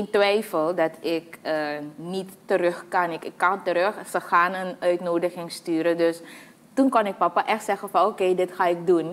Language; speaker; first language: Dutch; native; Dutch